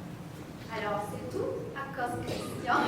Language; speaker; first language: French; non-native, fluent; Spanish